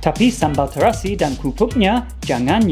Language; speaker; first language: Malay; non-native, learner; English